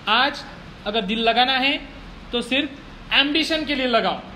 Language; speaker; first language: Hindi; non-native, local second language; Marathi